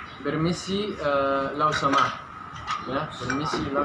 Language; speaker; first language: Indonesian; non-native, learner; Arabic